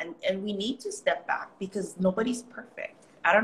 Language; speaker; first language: English; early bilingual, other home language; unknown